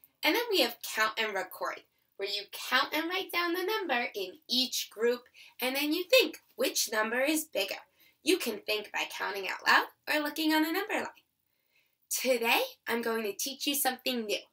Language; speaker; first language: English; native; English